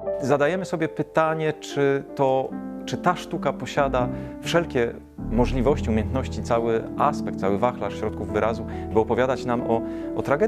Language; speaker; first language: Polish; native; Polish